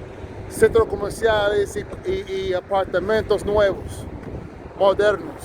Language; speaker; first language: Spanish; non-native, learner; English